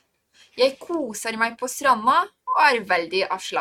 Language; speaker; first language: Norwegian; non-native, fluent; Polish